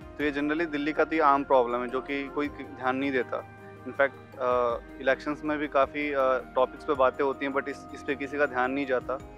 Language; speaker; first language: Hindi; native; Hindi